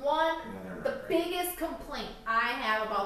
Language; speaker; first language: English; native; English